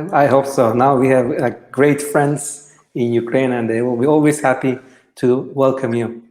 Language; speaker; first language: English; non-native, fluent; Turkish